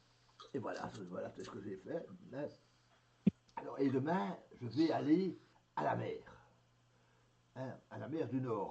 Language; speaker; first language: French; native; French